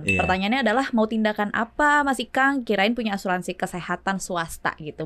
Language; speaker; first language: Indonesian; native; Indonesian